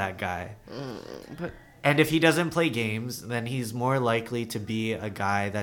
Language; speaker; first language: English; native; English